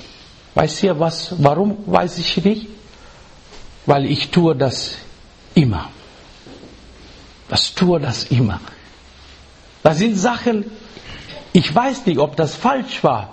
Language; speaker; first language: German; non-native, learner; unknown